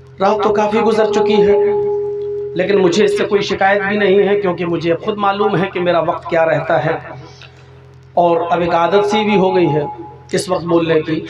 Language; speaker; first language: Urdu; native; Urdu